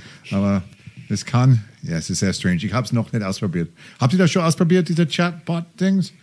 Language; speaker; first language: German; non-native, fluent; English